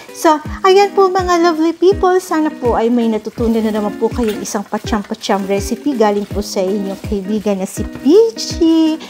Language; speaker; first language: Filipino; non-native, local second language; Cebuano